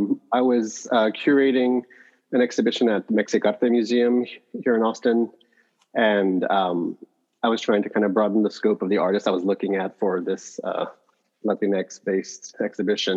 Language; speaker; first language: English; native; English